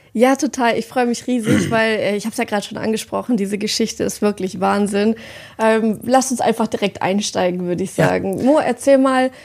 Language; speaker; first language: German; native; German